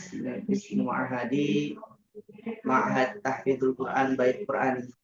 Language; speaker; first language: Arabic; non-native, learner; Indonesian